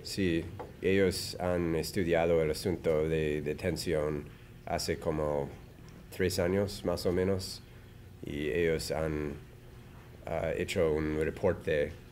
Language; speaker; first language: Spanish; non-native, learner; English